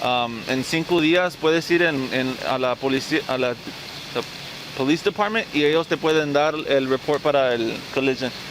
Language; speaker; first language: Spanish; early bilingual, heritage; English